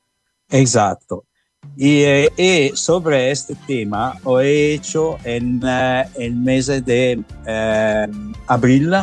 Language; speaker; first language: Spanish; non-native, learner; Italian